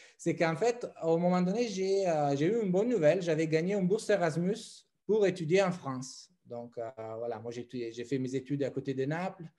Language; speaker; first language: French; non-native, fluent; Italian